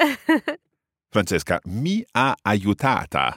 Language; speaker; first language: Italian; non-native, fluent; English